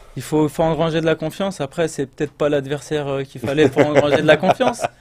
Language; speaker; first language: French; native; French